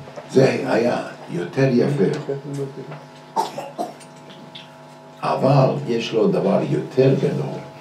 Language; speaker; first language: Hebrew; non-native, fluent; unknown